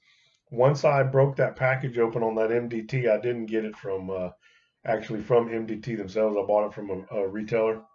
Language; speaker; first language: English; native; English